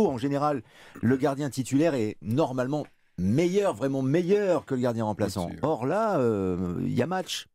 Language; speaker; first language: French; native; French